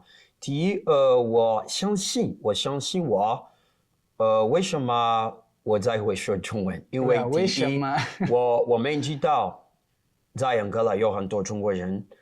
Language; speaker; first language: Chinese; non-native, learner; Portuguese